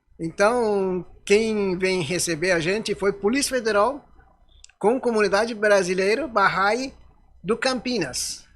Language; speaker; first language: Portuguese; non-native, fluent; Persian